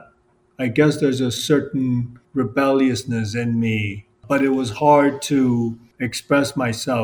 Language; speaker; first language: English; non-native, local second language; Cantonese